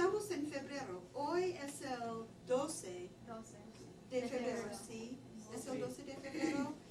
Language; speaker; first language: Spanish; non-native, fluent; English